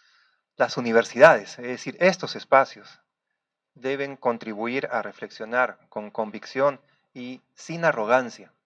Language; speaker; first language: Spanish; native; Spanish